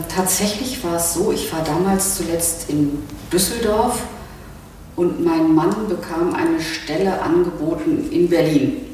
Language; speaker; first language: German; native; German